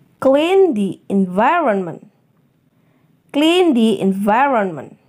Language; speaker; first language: English; non-native, fluent; Indonesian